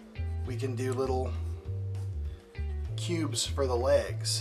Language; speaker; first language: English; native; English